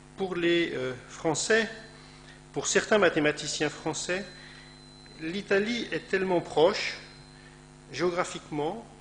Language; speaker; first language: French; native; French